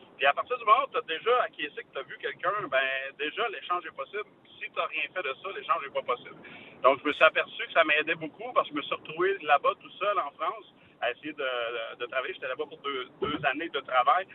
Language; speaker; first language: French; native; French